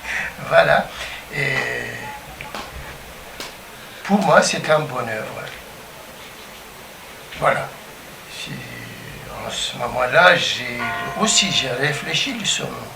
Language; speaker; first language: French; non-native, fluent; Turkish